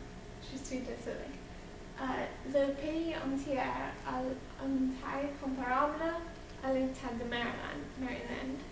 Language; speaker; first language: French; non-native, learner; English